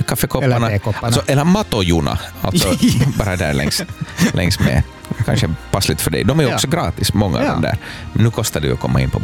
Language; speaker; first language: Swedish; native; Swedish